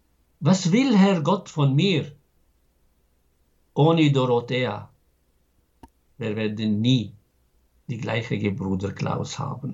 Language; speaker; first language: German; non-native, fluent; Arabic